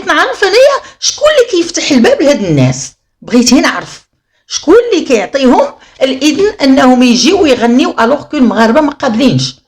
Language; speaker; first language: Arabic; native; Arabic